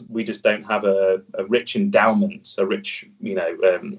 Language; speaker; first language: English; native; English